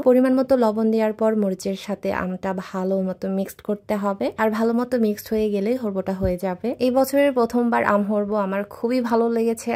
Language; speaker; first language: Bangla; non-native, local second language; Chakma